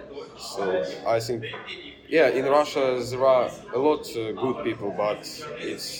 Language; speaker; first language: English; non-native, learner; Ukrainian